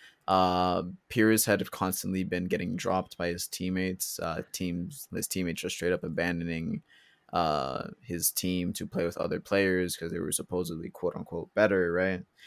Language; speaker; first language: English; early bilingual, other home language; Spanish